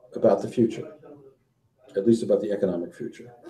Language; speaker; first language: English; native; English